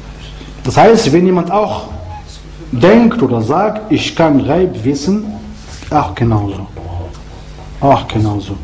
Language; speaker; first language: German; non-native, fluent; Arabic